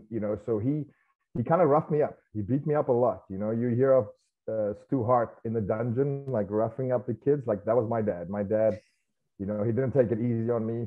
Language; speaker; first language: English; native; English